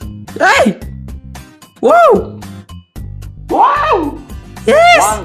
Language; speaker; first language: English; non-native, learner; Kazakh